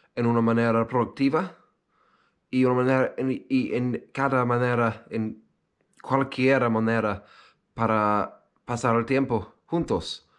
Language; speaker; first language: Spanish; non-native, learner; English